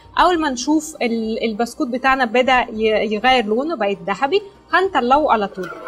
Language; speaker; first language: Arabic; non-native, fluent; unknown